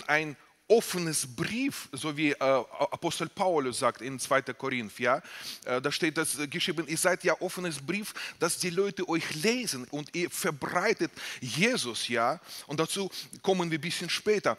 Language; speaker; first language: German; non-native, fluent; Russian